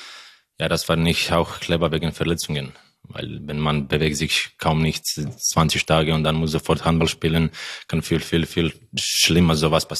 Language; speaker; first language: German; non-native, learner; Croatian